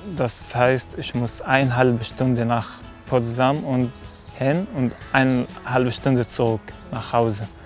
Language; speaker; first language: German; non-native, learner; Arabic